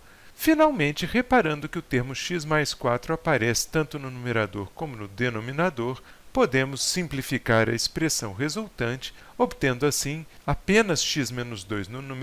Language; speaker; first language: Portuguese; native; Portuguese